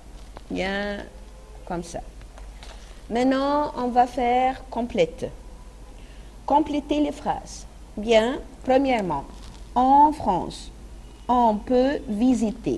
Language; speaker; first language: French; non-native, fluent; Arabic